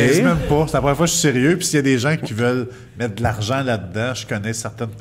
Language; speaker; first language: French; native; French